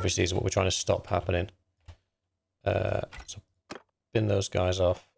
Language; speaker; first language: English; native; English